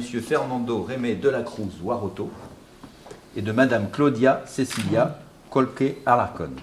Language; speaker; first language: French; native; French